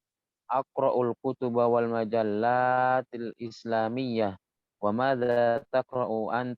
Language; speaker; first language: Arabic; non-native, learner; Indonesian